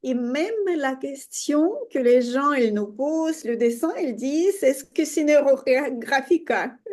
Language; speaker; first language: French; non-native, fluent; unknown